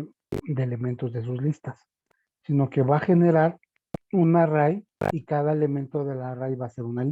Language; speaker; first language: Spanish; native; Spanish